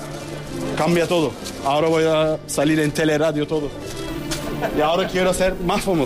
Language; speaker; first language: Spanish; non-native, learner; Turkish